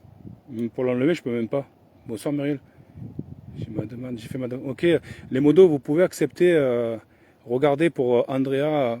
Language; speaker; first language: French; native; French